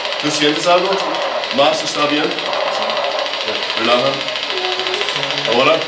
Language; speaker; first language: Spanish; non-native, learner; English